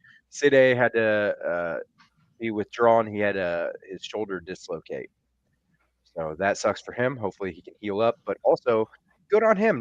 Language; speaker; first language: English; native; English